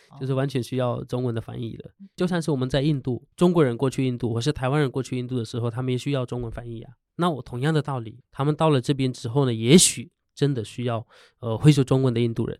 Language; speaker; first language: Chinese; non-native, fluent; Hindi